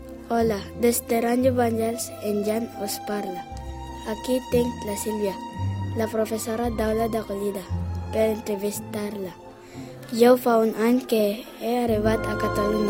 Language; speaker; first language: Catalan; non-native, learner; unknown